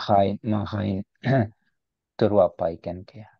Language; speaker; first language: Finnish; non-native, learner; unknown